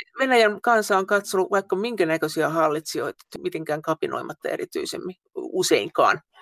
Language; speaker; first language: Finnish; native; Finnish